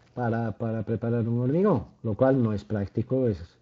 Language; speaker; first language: Spanish; native; Spanish